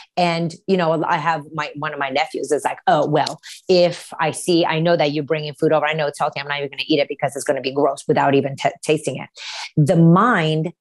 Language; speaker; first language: English; early bilingual, other home language; Romanian